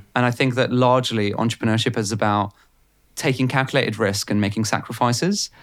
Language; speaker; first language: English; non-native, fluent; Bulgarian